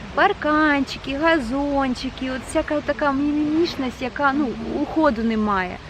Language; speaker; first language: Ukrainian; native; Ukrainian